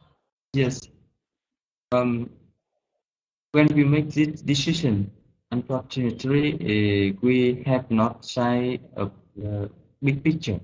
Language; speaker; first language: English; non-native, learner; Vietnamese